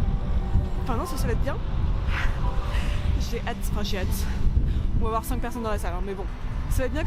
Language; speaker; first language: French; native; French